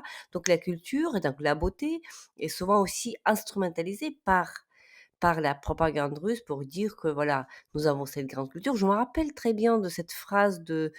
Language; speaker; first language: French; non-native, fluent; Ukrainian